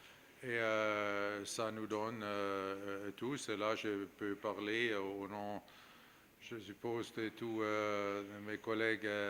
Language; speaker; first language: French; non-native, fluent; German